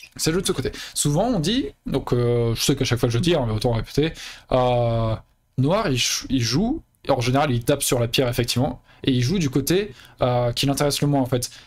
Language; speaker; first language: French; native; French